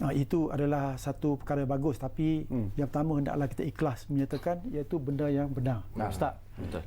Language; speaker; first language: Malay; native; Malay